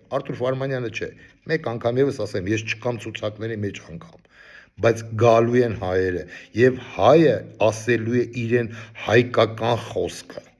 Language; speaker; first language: Armenian; native; Armenian